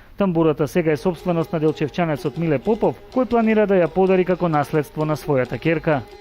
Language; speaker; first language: Macedonian; native; Macedonian